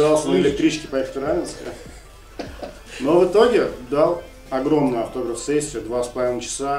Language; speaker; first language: Russian; native; Russian